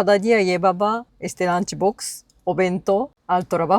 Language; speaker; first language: Spanish; non-native, learner; Japanese